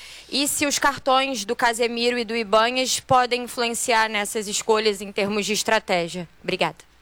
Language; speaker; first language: Portuguese; native; Portuguese